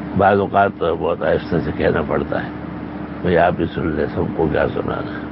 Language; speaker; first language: Urdu; non-native, local second language; Pashto